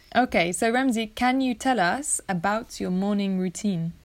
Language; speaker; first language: English; native; English